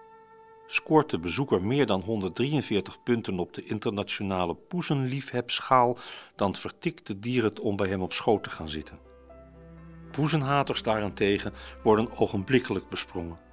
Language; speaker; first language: Dutch; native; Dutch